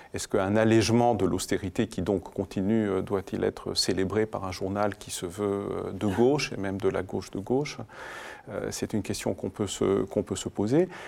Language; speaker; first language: French; non-native, fluent; Greek